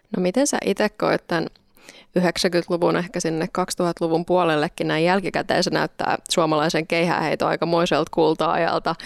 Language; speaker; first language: Finnish; native; Finnish